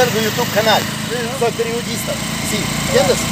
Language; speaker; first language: Spanish; non-native, learner; Russian